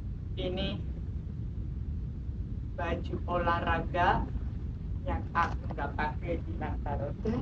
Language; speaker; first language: Indonesian; non-native, fluent; Spanish